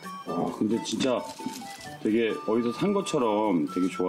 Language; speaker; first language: Korean; native; Korean